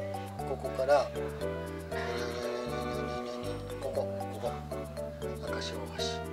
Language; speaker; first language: Japanese; native; Japanese